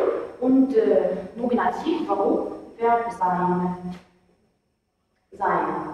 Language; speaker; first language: German; non-native, fluent; Arabic